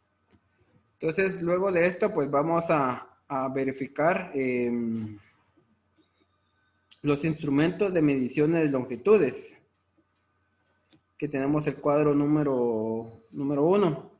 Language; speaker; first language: Spanish; native; Spanish